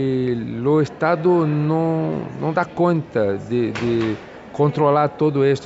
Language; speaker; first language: Spanish; non-native, fluent; Portuguese